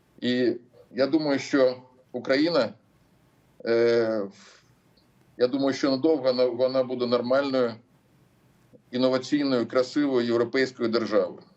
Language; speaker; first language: Ukrainian; non-native, local second language; Russian